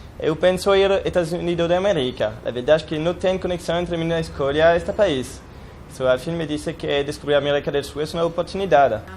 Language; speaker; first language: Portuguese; non-native, learner; French